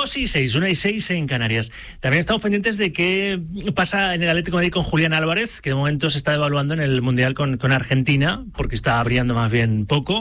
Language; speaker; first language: Spanish; native; Spanish